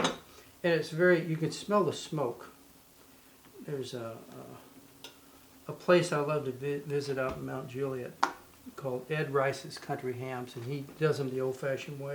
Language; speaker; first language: English; native; English